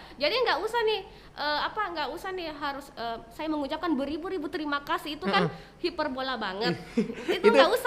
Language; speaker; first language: Indonesian; native; Indonesian